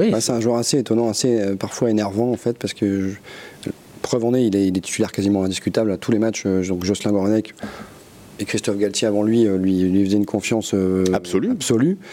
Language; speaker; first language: French; native; French